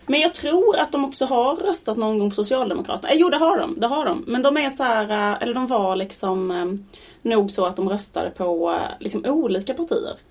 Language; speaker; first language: Swedish; native; Swedish